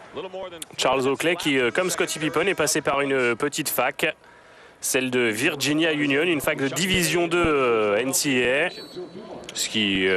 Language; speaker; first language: French; native; French